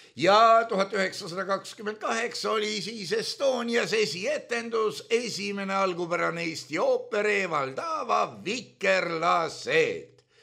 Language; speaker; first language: Estonian; native; Estonian